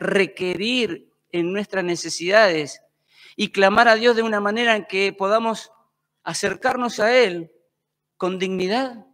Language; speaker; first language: Spanish; native; Spanish